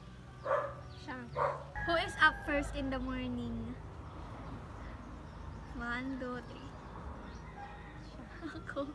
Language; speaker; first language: English; non-native, local second language; Filipino